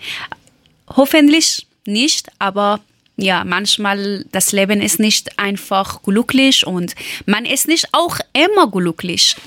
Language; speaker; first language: German; non-native, learner; Persian